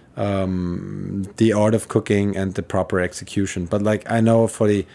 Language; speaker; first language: English; non-native, fluent; German